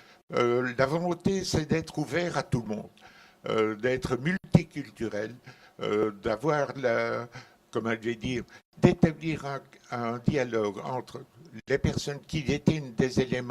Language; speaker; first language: French; native; French